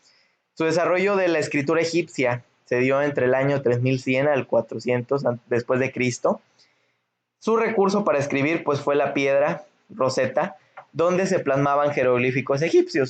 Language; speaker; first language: Spanish; native; Spanish